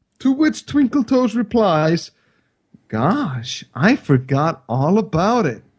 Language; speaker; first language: English; non-native, fluent; Icelandic